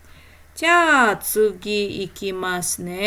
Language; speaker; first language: Japanese; non-native, fluent; Indonesian